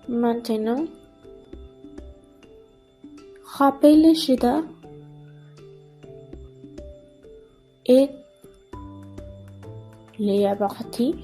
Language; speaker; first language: French; non-native, learner; Spanish